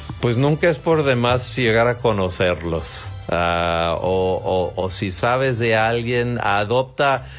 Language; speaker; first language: Spanish; non-native, fluent; English